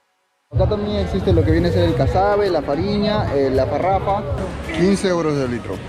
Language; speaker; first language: Spanish; native; Spanish